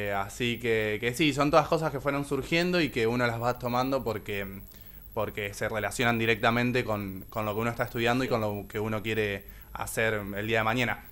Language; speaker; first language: Spanish; native; Spanish